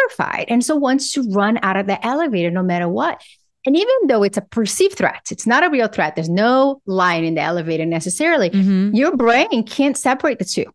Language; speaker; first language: English; non-native, fluent; Portuguese